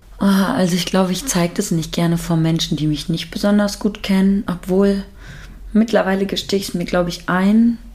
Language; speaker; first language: German; early bilingual, other home language; Persian